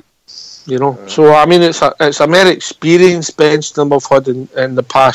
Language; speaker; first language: English; native; English